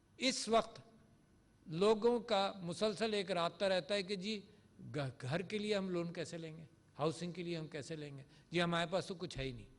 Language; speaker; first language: Urdu; native; Urdu